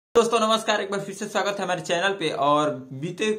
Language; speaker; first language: Hindi; non-native, local second language; Bhojpuri